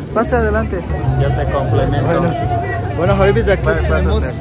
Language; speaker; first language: Spanish; non-native, fluent; Urdu